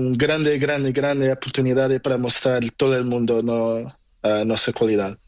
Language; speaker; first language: Spanish; non-native, learner; Portuguese